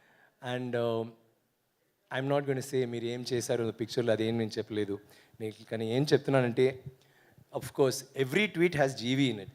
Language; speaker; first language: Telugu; non-native, learner; Tamil